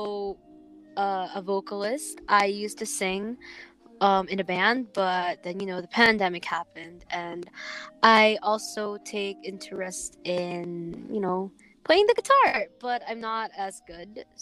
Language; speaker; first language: English; non-native, local second language; Filipino